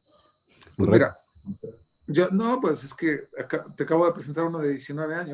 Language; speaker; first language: Spanish; native; Spanish